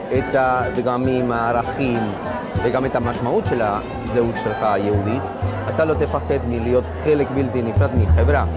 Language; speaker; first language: Hebrew; early bilingual, heritage; Spanish